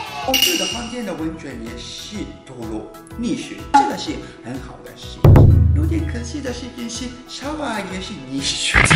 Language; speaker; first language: Chinese; non-native, learner; Japanese